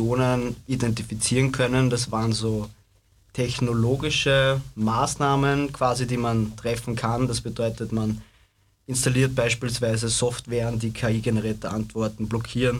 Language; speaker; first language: German; native; German